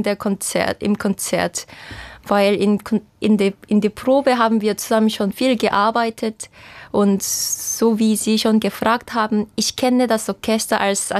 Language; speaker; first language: German; non-native, fluent; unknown